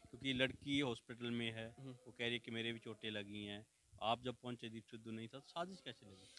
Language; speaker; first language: Hindi; non-native, local second language; Punjabi